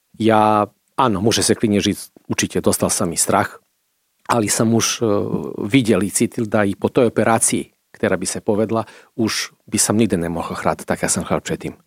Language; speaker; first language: Czech; non-native, fluent; Serbian